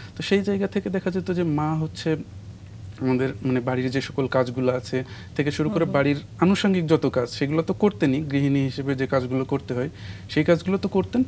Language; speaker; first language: Bangla; non-native, local second language; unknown